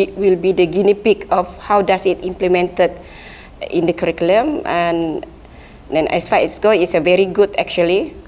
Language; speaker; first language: English; non-native, local second language; Malay